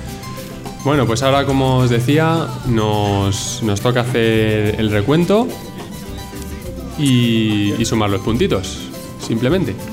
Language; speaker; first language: Spanish; native; Spanish